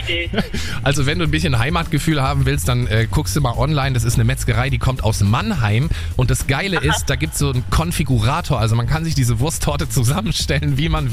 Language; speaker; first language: German; native; German